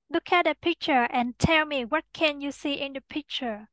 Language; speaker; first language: English; non-native, learner; Vietnamese